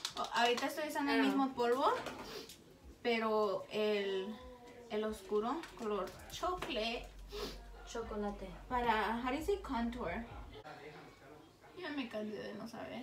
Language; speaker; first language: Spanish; early bilingual, heritage; Spanish